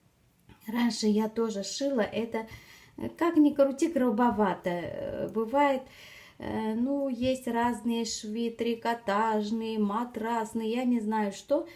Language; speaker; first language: Russian; non-native, fluent; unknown